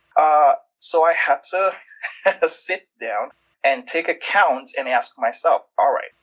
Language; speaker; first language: English; non-native, local second language; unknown